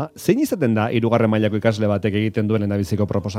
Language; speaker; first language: Basque; native; Basque